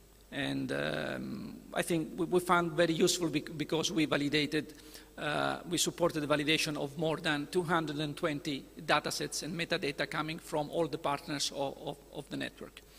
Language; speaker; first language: English; non-native, fluent; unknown